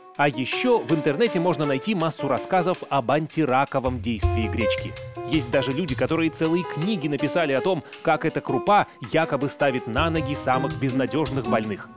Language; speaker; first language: Russian; native; Russian